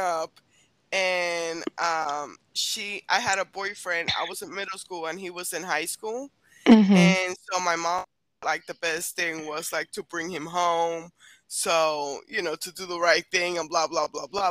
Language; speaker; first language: English; non-native, fluent; Spanish